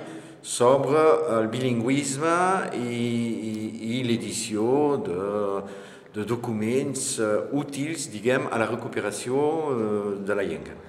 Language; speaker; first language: Catalan; non-native, local second language; French